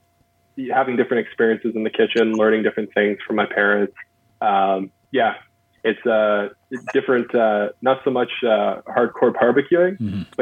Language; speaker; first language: English; native; English